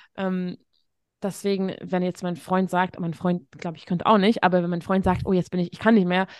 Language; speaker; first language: German; non-native, fluent; Hungarian